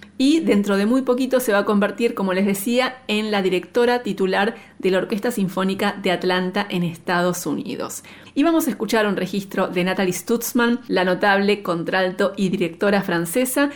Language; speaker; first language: Spanish; native; Spanish